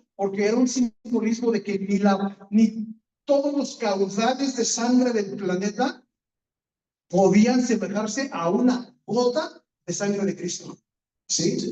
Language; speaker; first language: Spanish; native; Spanish